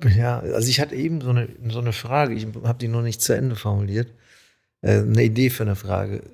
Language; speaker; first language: German; early bilingual, other home language; Polish